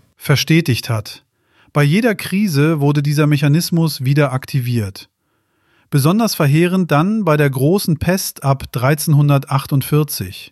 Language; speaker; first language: German; native; German